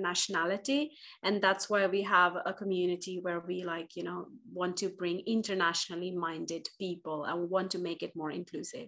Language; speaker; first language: English; non-native, local second language; Bangla